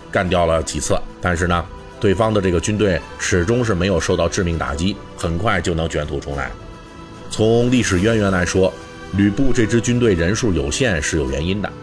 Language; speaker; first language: Chinese; native; Chinese